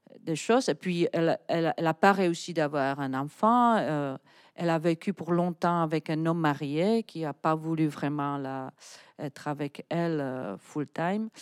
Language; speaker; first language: French; non-native, fluent; Czech